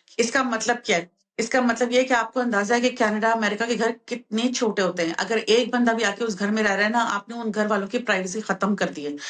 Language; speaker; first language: Urdu; native; Urdu